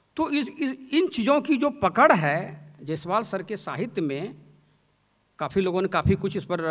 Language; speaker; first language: Hindi; native; Hindi